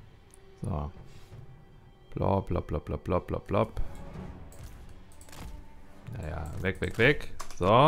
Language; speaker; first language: German; native; German